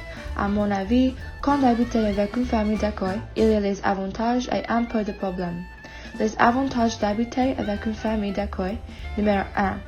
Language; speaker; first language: French; non-native, learner; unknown